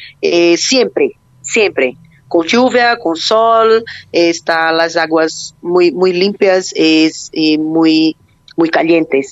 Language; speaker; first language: Spanish; non-native, learner; Portuguese